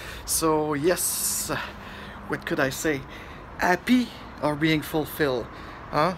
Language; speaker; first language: English; non-native, fluent; French